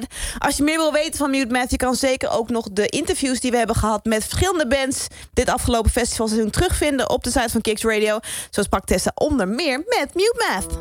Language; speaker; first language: Dutch; native; Dutch